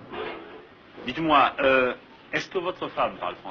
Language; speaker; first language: French; native; French